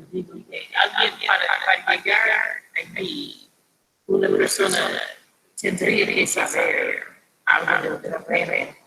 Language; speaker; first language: Spanish; non-native, fluent; English